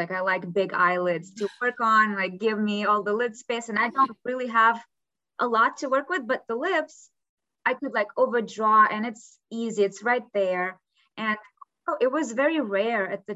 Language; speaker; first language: English; non-native, fluent; Ukrainian